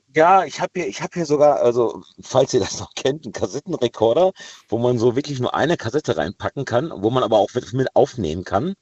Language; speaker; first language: German; native; German